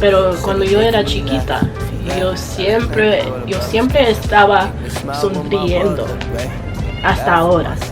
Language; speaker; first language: Spanish; non-native, learner; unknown